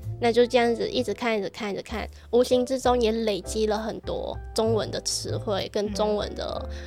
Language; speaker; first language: Chinese; early bilingual, other home language; Vietnamese